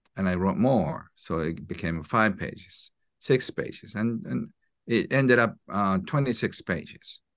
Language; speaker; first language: English; non-native, fluent; Japanese